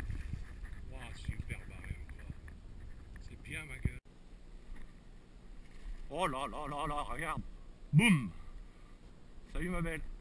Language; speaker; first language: French; native; French